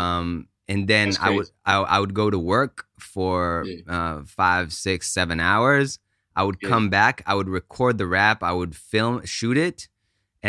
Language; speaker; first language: English; non-native, fluent; Hebrew